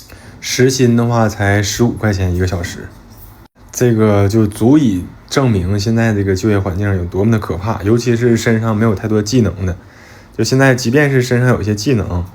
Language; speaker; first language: Chinese; native; Chinese